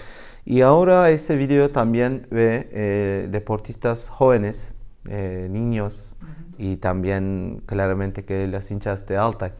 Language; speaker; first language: Spanish; non-native, learner; Turkish